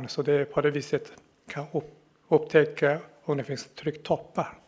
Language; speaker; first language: Swedish; non-native, fluent; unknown